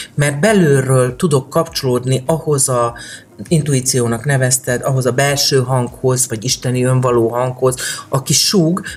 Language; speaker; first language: Hungarian; native; Hungarian